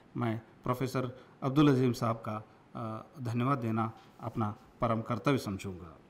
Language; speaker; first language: Hindi; non-native, local second language; Kannada